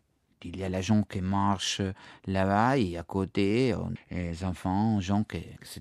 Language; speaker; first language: French; non-native, learner; Italian